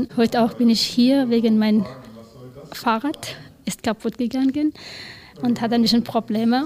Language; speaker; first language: German; non-native, learner; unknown